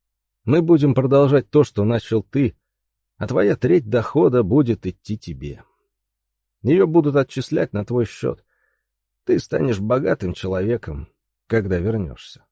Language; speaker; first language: Russian; native; Russian